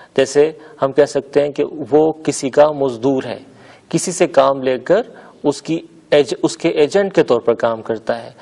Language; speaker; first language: Urdu; native; Urdu